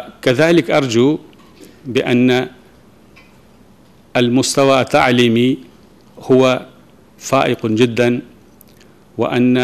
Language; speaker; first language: Arabic; non-native, fluent; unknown